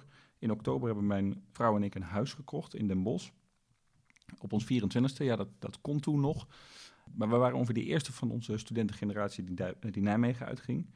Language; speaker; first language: Dutch; native; Dutch